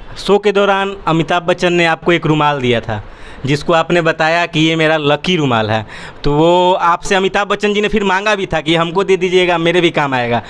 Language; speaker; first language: Hindi; native; Hindi